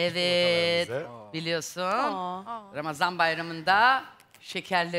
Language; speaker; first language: Turkish; native; Turkish